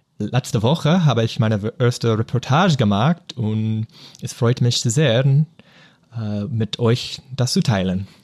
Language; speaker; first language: German; non-native, learner; English